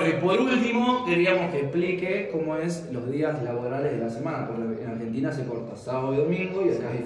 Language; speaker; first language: Spanish; native; Spanish